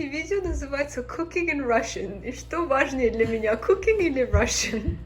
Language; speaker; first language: Russian; early bilingual, other home language; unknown